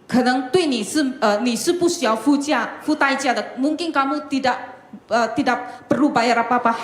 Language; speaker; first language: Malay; non-native, local second language; Chinese